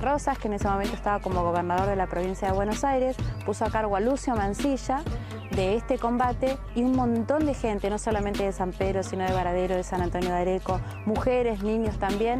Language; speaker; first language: Spanish; native; Spanish